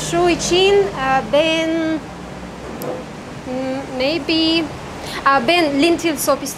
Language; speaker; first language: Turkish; non-native, learner; Kazakh